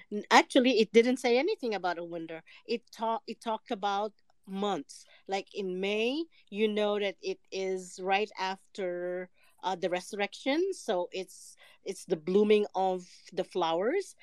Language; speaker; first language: English; non-native, local second language; Filipino